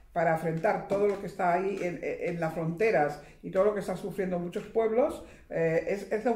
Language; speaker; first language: Spanish; early bilingual, heritage; Spanish